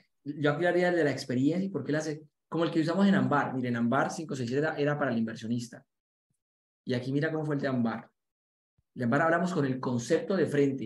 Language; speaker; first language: Spanish; native; Spanish